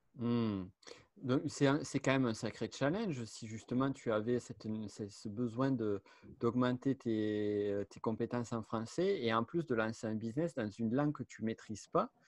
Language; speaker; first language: French; native; French